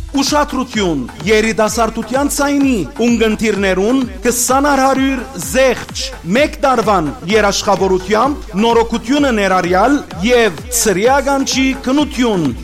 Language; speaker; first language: Armenian; native; Armenian